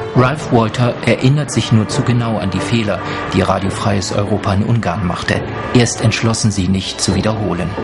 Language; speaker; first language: German; native; German